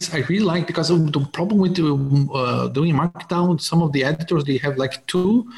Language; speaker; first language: English; non-native, fluent; Portuguese